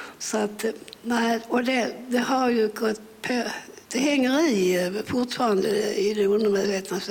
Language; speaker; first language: Swedish; early bilingual, other home language; English